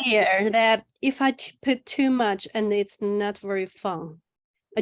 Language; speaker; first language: English; non-native, learner; Chinese